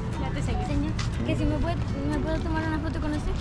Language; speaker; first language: Spanish; native; Spanish